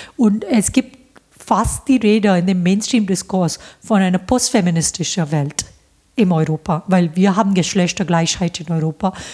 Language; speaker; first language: German; non-native, fluent; Hindi